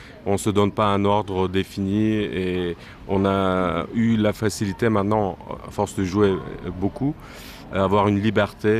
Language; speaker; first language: French; non-native, fluent; Turkish